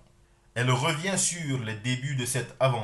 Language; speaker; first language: French; native; French